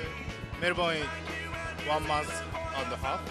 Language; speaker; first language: English; non-native, learner; Japanese